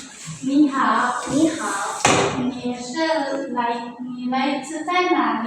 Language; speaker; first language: Chinese; non-native, learner; Indonesian